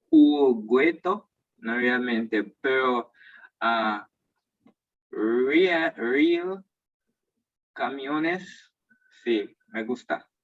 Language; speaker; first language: Spanish; non-native, learner; English